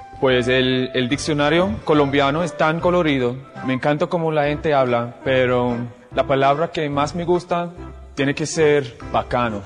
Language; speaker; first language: Spanish; non-native, fluent; English